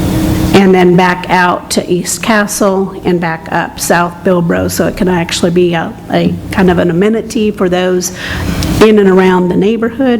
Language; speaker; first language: English; native; English